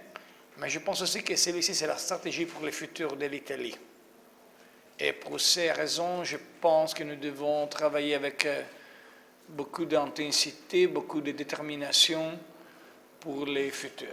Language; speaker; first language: French; non-native, fluent; Italian